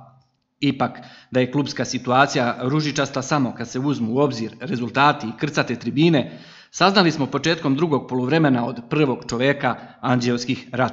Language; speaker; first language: Serbian; native; Serbian